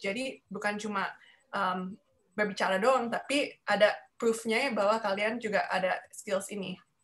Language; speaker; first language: Indonesian; early bilingual, heritage; Indonesian